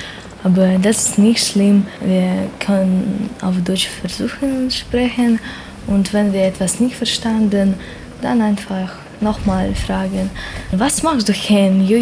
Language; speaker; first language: German; non-native, learner; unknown